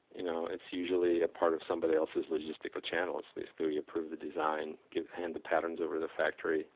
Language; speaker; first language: English; non-native, fluent; Czech